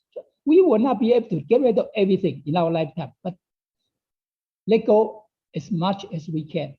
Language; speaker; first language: English; non-native, fluent; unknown